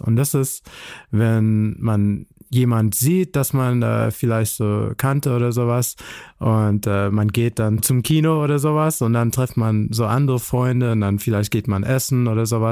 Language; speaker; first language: German; non-native, fluent; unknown